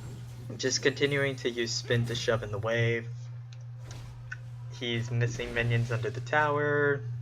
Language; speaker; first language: English; native; English